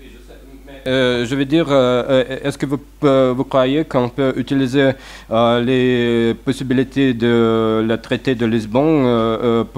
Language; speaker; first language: French; non-native, fluent; Russian